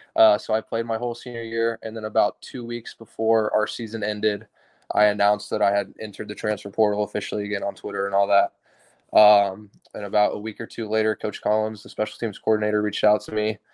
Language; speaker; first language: English; native; English